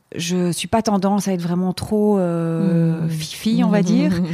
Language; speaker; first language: French; native; French